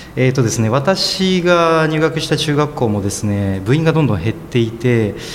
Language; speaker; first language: Japanese; native; Japanese